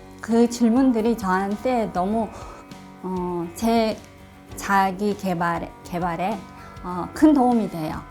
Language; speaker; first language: Korean; non-native, fluent; Russian